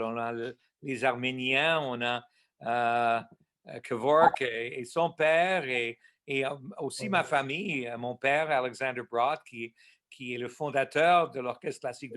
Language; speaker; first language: French; non-native, local second language; English